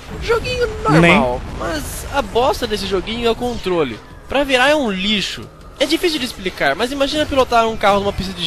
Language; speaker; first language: Portuguese; native; Portuguese